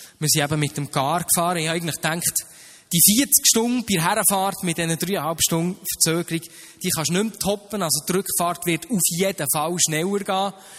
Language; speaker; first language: German; native; German